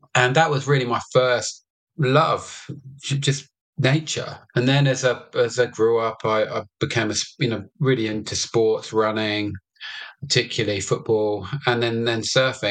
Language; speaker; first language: English; native; English